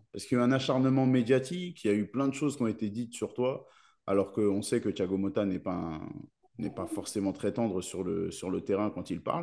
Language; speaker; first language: French; native; French